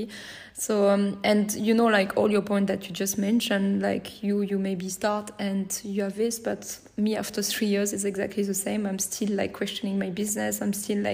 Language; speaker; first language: English; non-native, fluent; French